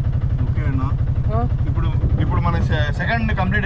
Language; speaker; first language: Telugu; native; Telugu